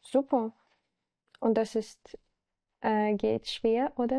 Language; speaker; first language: German; non-native, learner; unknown